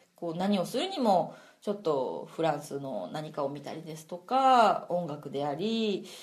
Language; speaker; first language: Japanese; native; Japanese